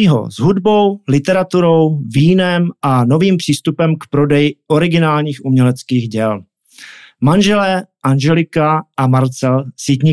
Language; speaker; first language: Czech; native; Czech